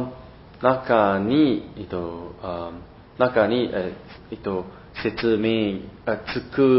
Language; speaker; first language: Japanese; non-native, learner; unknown